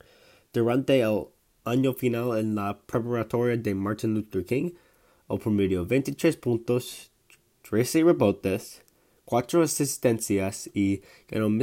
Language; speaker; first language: Spanish; non-native, learner; English